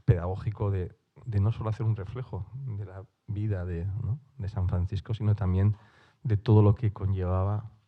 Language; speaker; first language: Spanish; non-native, local second language; Basque